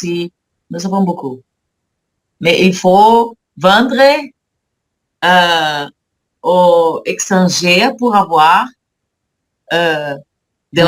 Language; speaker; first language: French; non-native, learner; Portuguese